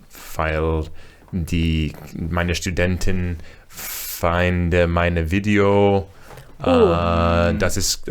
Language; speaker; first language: German; non-native, learner; English